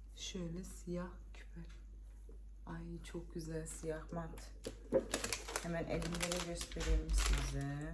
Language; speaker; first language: Turkish; early bilingual, heritage; Turkish